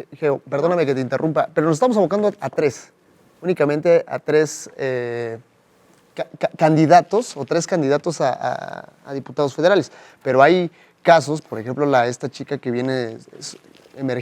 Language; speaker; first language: Spanish; native; Spanish